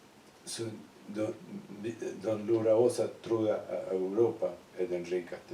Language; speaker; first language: Swedish; non-native, fluent; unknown